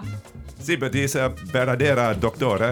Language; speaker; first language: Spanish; non-native, learner; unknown